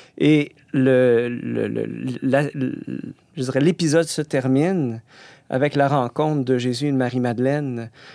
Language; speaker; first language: French; native; French